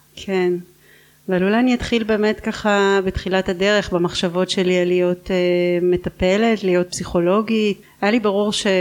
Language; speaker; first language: Hebrew; native; Hebrew